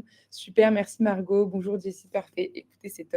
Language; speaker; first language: French; native; French